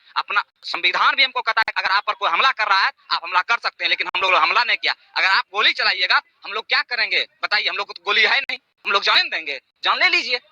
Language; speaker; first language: Hindi; native; Hindi